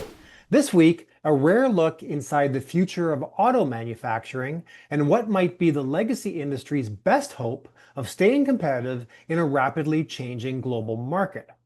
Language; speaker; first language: English; native; English